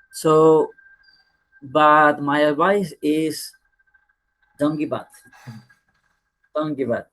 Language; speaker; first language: English; non-native, fluent; Spanish